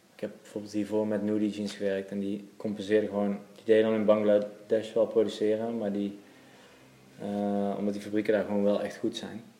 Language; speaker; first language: Dutch; native; Dutch